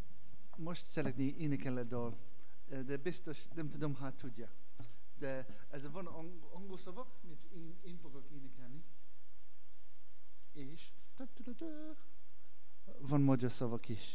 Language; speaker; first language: Hungarian; non-native, learner; English